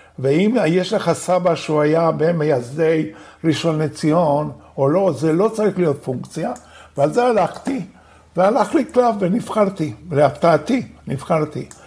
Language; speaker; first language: Hebrew; non-native, fluent; Spanish